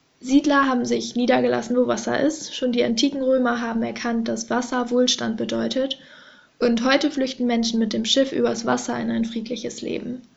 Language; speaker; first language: German; native; German